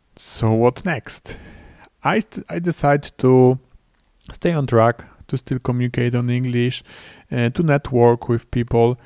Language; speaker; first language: English; non-native, fluent; Polish